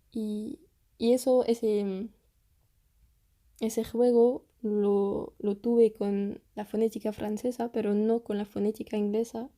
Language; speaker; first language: Spanish; non-native, fluent; French